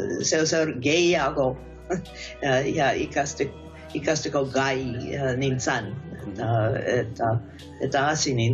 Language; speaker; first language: Basque; non-native, fluent; English